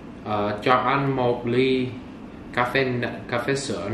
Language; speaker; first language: Vietnamese; non-native, learner; English